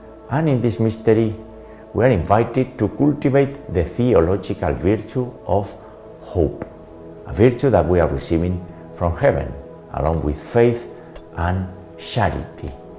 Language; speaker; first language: English; non-native, fluent; Spanish